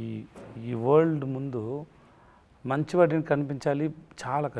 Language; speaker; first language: Telugu; non-native, learner; Tamil